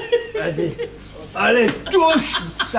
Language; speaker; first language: French; native; French